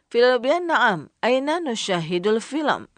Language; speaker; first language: Arabic; non-native, fluent; Indonesian